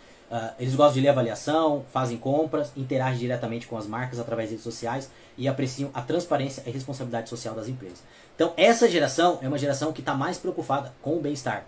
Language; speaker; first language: Portuguese; native; Portuguese